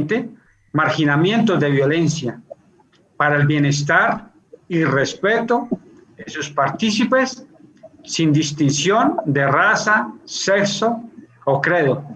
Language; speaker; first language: Spanish; native; Spanish